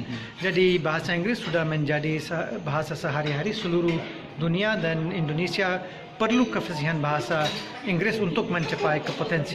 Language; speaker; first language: Indonesian; non-native, fluent; English